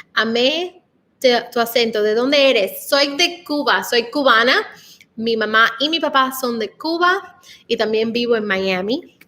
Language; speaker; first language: Spanish; early bilingual, heritage; Spanish